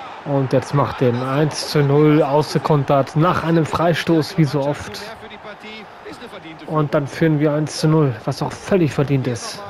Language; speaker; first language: German; native; German